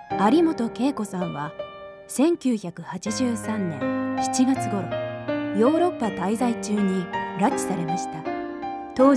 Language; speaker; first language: Japanese; native; Japanese